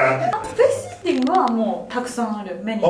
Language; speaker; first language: English; non-native, learner; Japanese